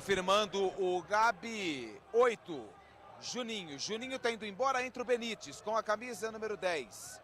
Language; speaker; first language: Portuguese; native; Portuguese